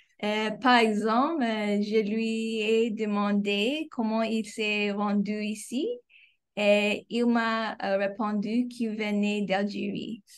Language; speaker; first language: French; non-native, fluent; English